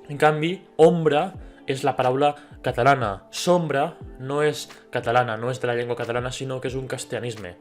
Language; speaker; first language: Catalan; native; Catalan